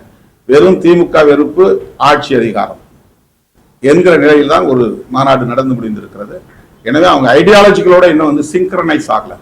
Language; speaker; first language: Tamil; native; Tamil